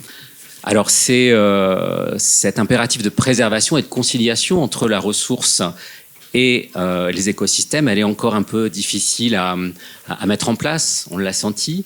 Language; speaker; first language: French; native; French